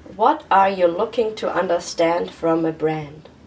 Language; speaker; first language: English; non-native, fluent; German